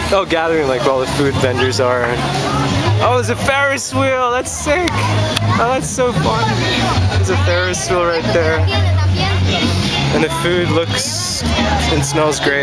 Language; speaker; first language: English; native; English